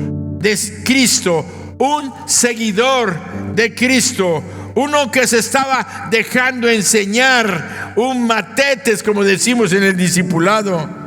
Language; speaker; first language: Spanish; native; Spanish